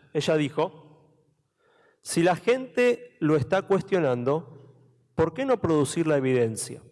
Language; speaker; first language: Spanish; native; Spanish